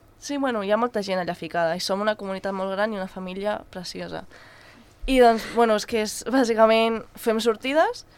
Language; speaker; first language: Catalan; non-native, local second language; Spanish